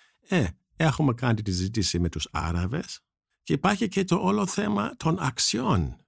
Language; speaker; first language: Greek; non-native, fluent; German